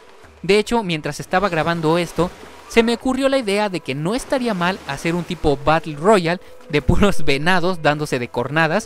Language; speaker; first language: Spanish; native; Spanish